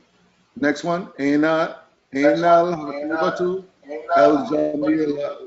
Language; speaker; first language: Arabic; non-native, learner; English